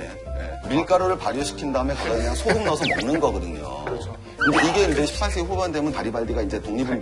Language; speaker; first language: Korean; native; Korean